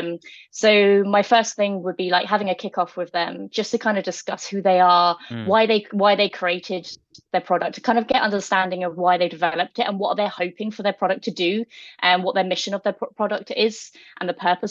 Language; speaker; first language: English; native; English